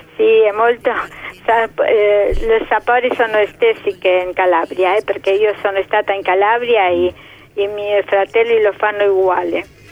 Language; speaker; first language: Italian; early bilingual, heritage; Italian